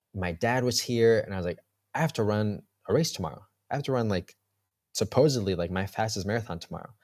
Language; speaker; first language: English; early bilingual, heritage; Spanish